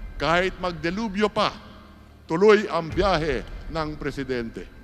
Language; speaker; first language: Filipino; native; Filipino